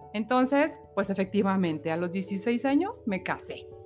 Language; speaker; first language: Spanish; native; Spanish